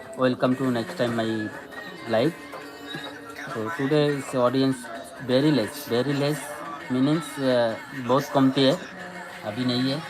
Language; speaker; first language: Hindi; non-native, learner; Bangla